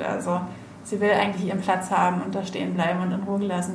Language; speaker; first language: German; native; German